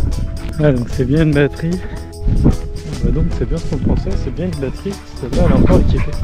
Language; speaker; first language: French; native; French